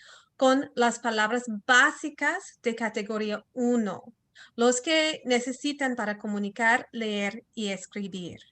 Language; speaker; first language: Spanish; early bilingual, heritage; Spanish